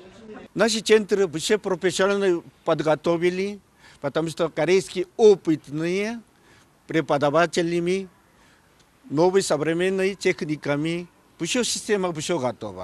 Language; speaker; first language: Russian; non-native, learner; Korean